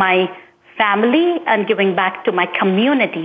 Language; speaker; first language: English; non-native, local second language; Hindi